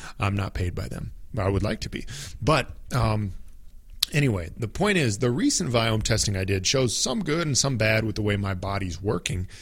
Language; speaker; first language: English; native; English